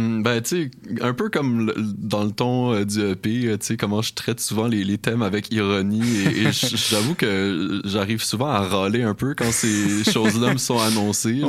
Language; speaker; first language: French; native; French